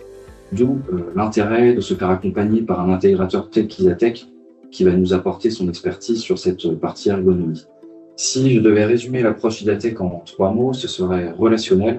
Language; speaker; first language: French; native; French